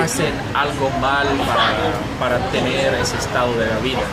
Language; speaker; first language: Spanish; non-native, learner; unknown